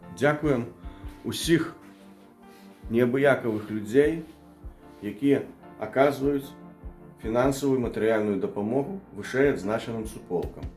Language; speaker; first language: Belarusian; non-native, local second language; Russian